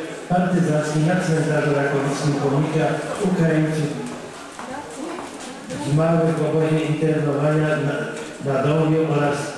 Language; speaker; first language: Polish; native; Polish